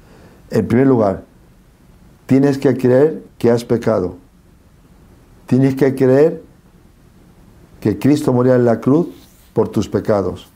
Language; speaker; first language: Spanish; native; Spanish